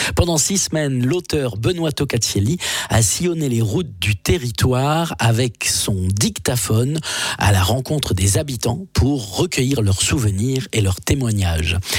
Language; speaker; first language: French; native; French